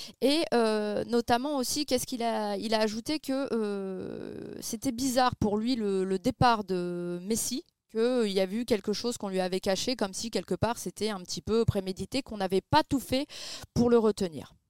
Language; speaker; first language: French; native; French